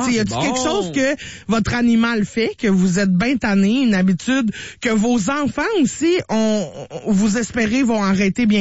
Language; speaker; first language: French; native; French